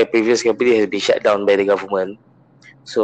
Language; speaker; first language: English; non-native, local second language; Malay